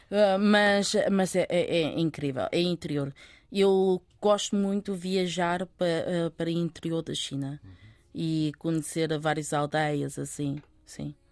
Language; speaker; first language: Portuguese; early bilingual, other home language; Chinese